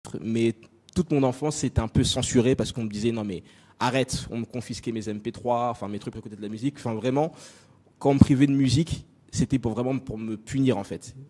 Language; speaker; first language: French; native; French